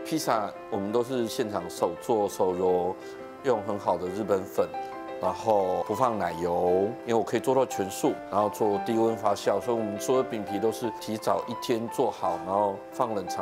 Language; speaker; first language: Chinese; native; Chinese